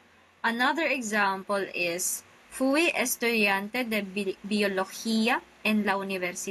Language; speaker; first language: Spanish; non-native, fluent; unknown